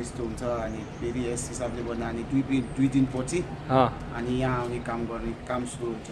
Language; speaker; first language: Nepali; non-native, learner; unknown